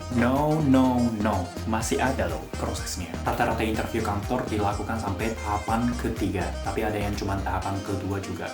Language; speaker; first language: Indonesian; non-native, fluent; Japanese